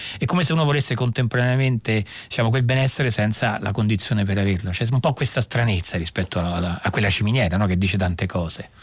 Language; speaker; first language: Italian; native; Italian